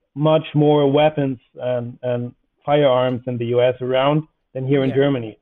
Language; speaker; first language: English; non-native, fluent; German